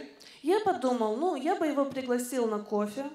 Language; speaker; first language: Russian; native; Russian